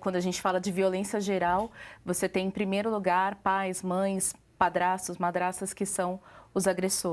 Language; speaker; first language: Portuguese; native; Portuguese